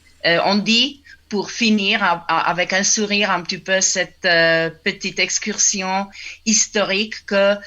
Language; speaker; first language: French; non-native, fluent; Czech